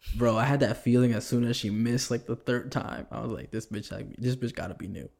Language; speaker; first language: English; native; English